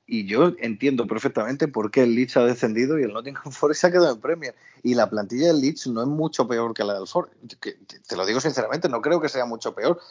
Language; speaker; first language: Spanish; native; Spanish